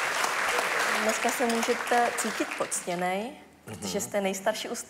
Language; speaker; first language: Czech; early bilingual, other home language; Vietnamese